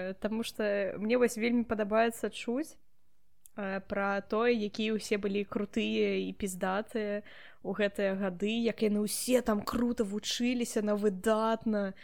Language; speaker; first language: Belarusian; non-native, local second language; Russian